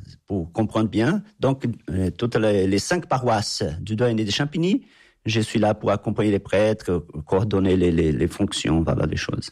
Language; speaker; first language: French; non-native, fluent; Portuguese